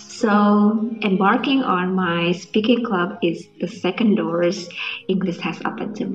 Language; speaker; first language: English; non-native, fluent; Indonesian